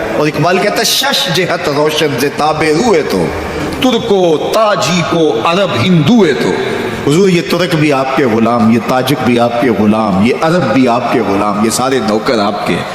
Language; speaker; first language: Urdu; non-native, local second language; Punjabi